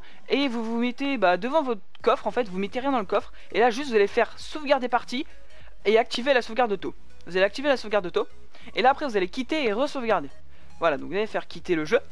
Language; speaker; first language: French; native; French